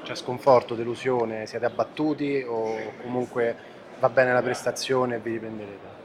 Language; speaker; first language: Italian; native; Italian